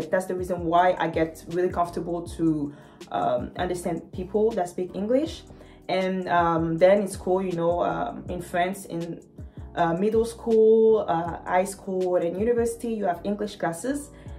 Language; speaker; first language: English; non-native, fluent; Lingala